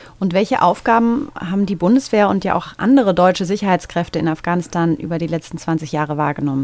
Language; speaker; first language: German; native; German